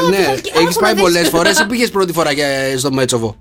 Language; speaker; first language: Greek; native; Greek